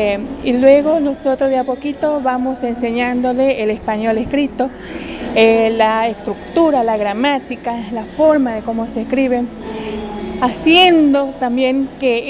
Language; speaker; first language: Spanish; native; Spanish